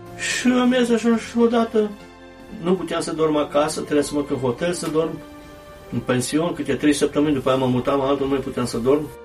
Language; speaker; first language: Romanian; early bilingual, heritage; Romanian